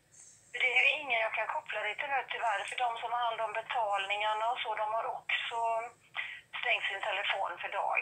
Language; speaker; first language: Swedish; native; Swedish